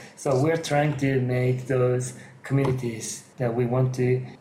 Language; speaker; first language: English; non-native, fluent; Japanese